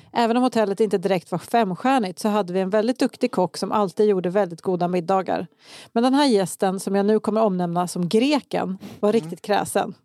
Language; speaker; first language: Swedish; native; Swedish